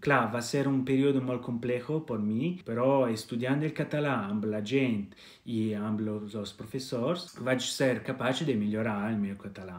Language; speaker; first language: Catalan; non-native, learner; Italian